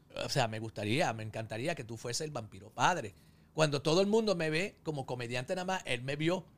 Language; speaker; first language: Spanish; early bilingual, heritage; Spanish